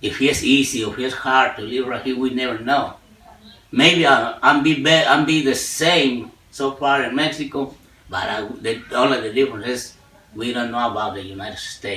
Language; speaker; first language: English; non-native, learner; Spanish